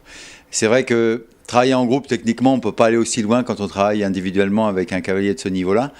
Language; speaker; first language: French; native; French